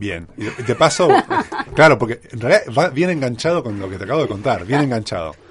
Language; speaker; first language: Spanish; native; Spanish